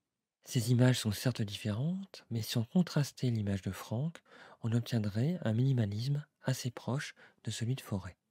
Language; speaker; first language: French; native; French